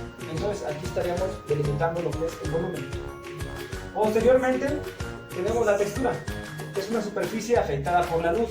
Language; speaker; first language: Spanish; native; Spanish